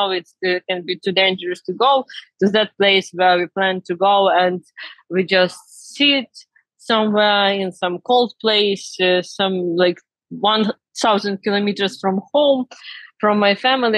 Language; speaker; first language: English; non-native, learner; Ukrainian